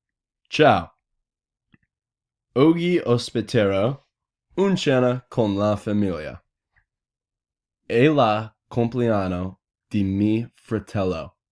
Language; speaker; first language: Italian; non-native, learner; English